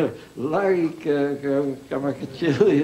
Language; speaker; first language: Indonesian; non-native, local second language; Dutch